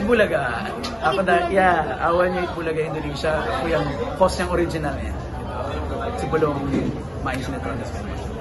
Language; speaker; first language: Indonesian; non-native, fluent; Filipino